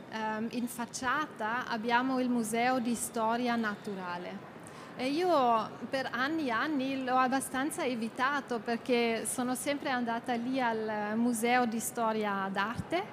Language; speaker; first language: Italian; non-native, fluent; German